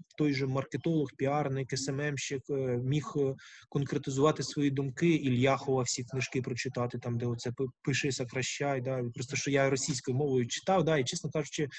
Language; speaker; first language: Ukrainian; non-native, local second language; Russian